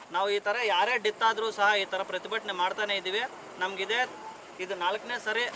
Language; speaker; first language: Kannada; native; Kannada